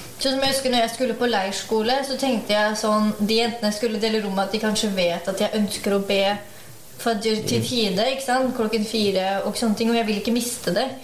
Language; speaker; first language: Norwegian; early bilingual, other home language; Urdu